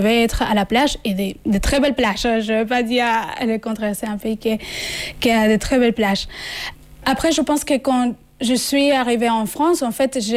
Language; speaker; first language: French; non-native, fluent; Spanish